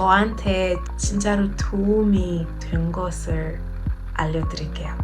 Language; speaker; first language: Korean; non-native, learner; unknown